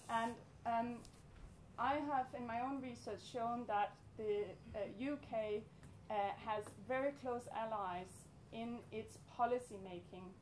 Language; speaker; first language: English; non-native, fluent; Danish